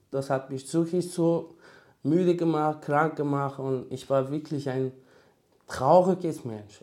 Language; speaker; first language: German; non-native, learner; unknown